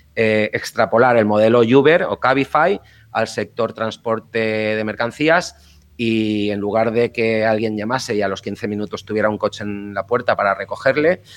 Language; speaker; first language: Spanish; native; Spanish